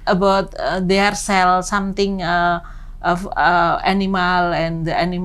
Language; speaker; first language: English; non-native, learner; Indonesian